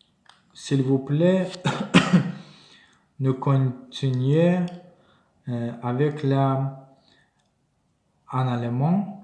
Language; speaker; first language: French; non-native, learner; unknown